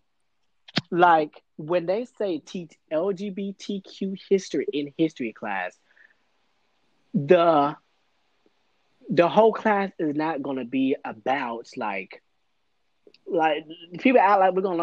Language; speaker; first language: English; native; English